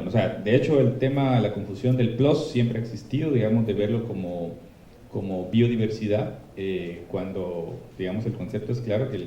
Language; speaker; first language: Spanish; native; Spanish